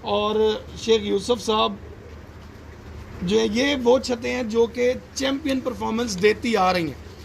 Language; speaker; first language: Hindi; non-native, local second language; Punjabi